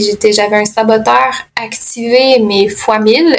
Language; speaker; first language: French; native; French